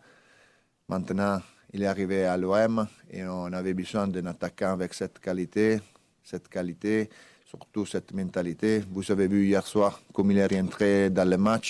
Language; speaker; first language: French; non-native, fluent; Italian